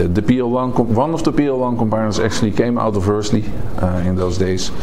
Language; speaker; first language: English; non-native, fluent; Dutch